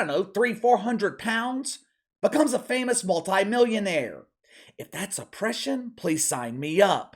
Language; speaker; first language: English; native; English